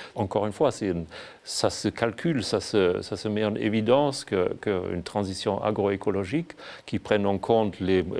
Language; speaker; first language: French; non-native, fluent; German